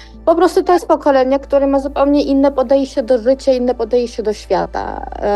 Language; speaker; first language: Polish; non-native, fluent; Georgian